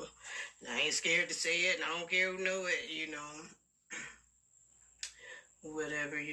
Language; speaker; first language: English; native; English